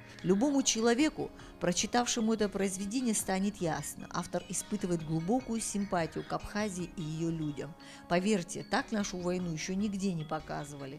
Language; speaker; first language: Russian; native; Russian